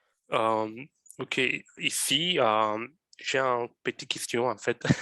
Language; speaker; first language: French; non-native, fluent; Romanian